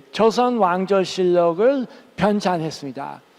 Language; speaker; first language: Korean; non-native, fluent; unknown